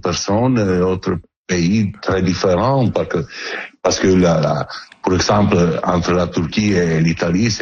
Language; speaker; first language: French; non-native, learner; Italian